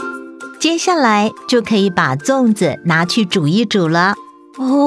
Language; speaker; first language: Chinese; native; Chinese